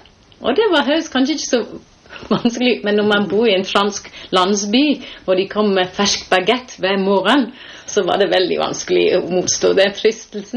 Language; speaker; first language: Norwegian; non-native, fluent; English